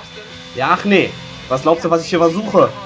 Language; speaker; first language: German; native; German